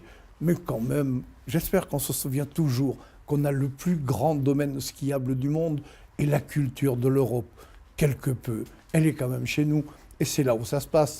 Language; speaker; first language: French; native; French